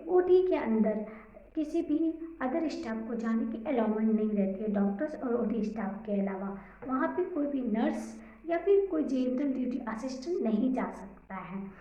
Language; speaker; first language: Hindi; native; Hindi